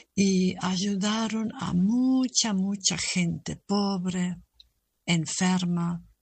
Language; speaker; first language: Spanish; non-native, learner; German